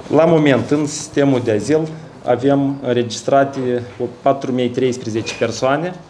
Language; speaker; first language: Romanian; native; Romanian